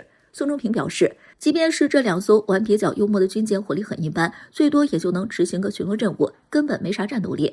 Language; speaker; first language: Chinese; native; Chinese